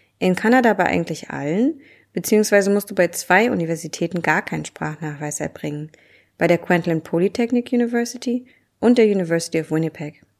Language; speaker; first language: German; native; German